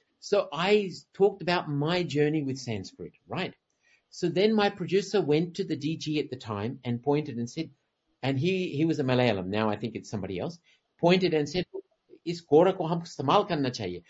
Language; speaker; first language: English; native; English